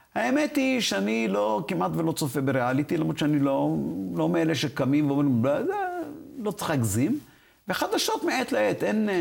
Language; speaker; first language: Hebrew; early bilingual, other home language; Arabic